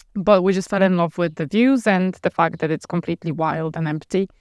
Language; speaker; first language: English; non-native, fluent; Polish